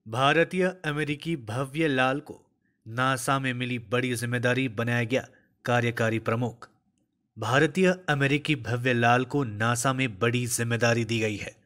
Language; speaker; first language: Hindi; native; Hindi